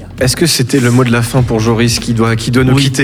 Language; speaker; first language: French; native; French